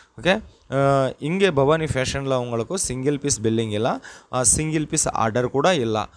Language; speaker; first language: Tamil; non-native, local second language; Kannada